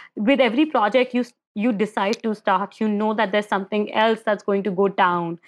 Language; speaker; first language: English; non-native, local second language; Hindi